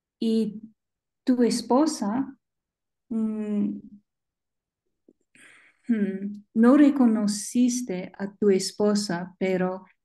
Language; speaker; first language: Spanish; non-native, learner; English